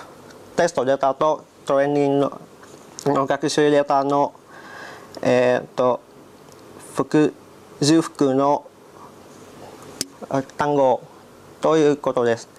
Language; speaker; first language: Japanese; non-native, learner; Vietnamese